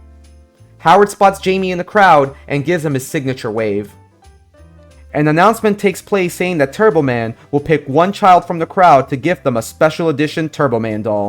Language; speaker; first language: English; native; English